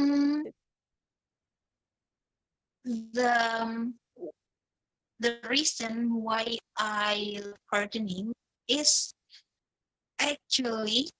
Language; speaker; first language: English; non-native, fluent; Indonesian